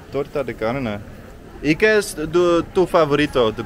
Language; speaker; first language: Spanish; non-native, learner; Dutch